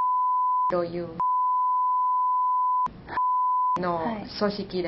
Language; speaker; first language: Japanese; non-native, learner; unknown